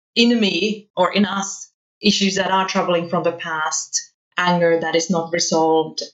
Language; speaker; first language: English; non-native, fluent; Finnish